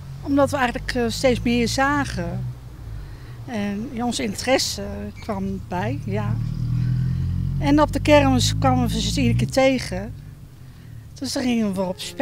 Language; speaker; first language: Dutch; native; Dutch